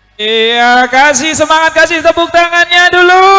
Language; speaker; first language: Indonesian; native; Indonesian